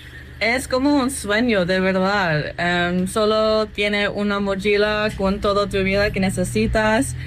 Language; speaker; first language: Spanish; non-native, learner; English